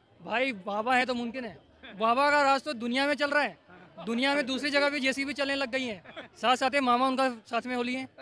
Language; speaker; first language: Hindi; non-native, local second language; Gujarati